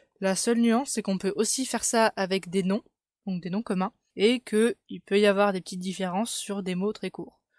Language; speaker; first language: French; native; French